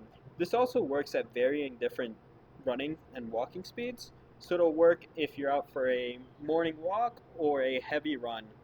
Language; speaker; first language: English; native; English